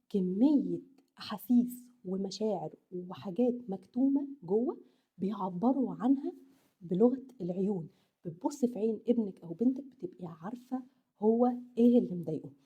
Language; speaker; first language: Arabic; native; Arabic